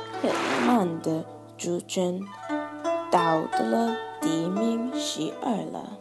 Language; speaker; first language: Chinese; non-native, learner; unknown